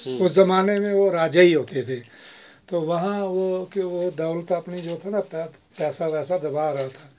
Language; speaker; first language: Urdu; non-native, local second language; Kashmiri